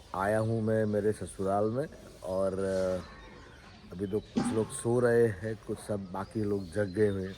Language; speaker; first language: Hindi; non-native, local second language; Gujarati